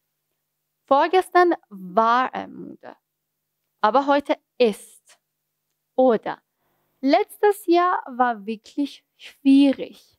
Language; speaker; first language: German; non-native, fluent; Persian